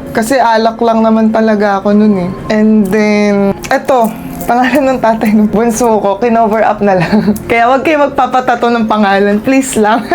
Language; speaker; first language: Filipino; non-native, local second language; Cebuano